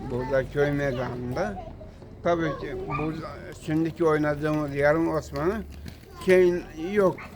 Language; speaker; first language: Turkish; native; Turkish